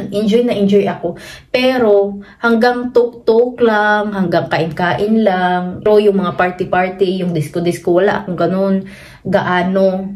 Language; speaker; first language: Filipino; non-native, local second language; Cebuano